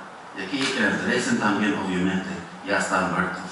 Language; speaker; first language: Spanish; non-native, fluent; English